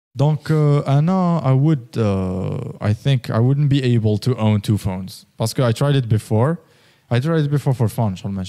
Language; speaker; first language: English; non-native, fluent; Arabic